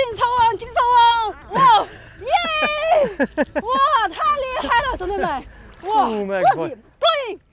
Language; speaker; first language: Chinese; native; Chinese